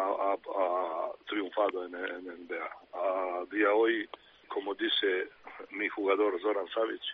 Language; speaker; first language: Spanish; non-native, fluent; Serbian